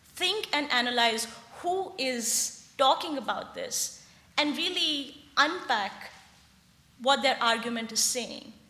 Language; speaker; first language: English; non-native, local second language; Hindi